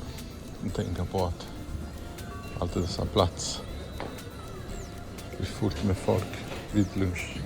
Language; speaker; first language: Swedish; non-native, fluent; Portuguese